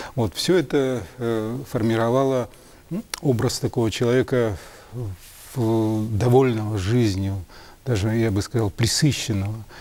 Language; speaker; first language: Russian; native; Russian